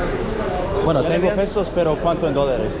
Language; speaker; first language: Spanish; non-native, learner; English